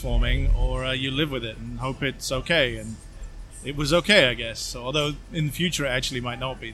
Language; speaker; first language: English; native; English